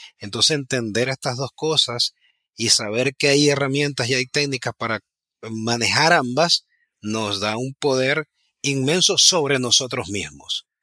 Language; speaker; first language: Spanish; native; Spanish